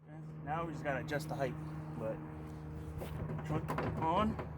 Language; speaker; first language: English; native; English